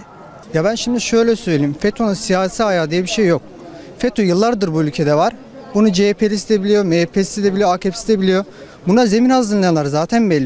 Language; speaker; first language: Turkish; native; Turkish